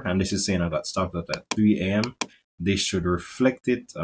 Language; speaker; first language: English; native; English